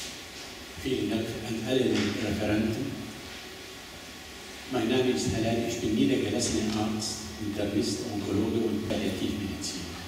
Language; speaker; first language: German; non-native, fluent; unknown